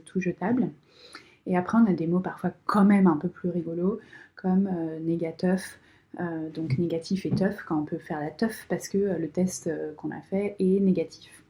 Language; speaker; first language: French; native; French